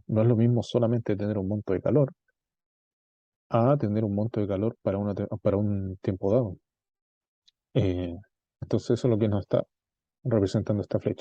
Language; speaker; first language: Spanish; native; Spanish